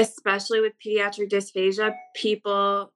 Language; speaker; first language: English; native; English